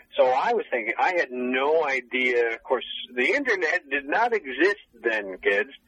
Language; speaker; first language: English; native; English